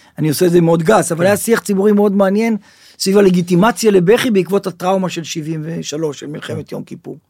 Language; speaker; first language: Hebrew; native; Hebrew